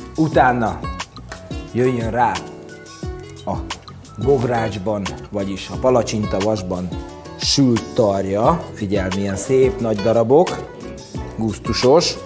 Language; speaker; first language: Hungarian; native; Hungarian